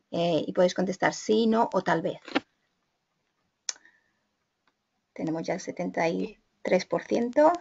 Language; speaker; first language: Spanish; native; Spanish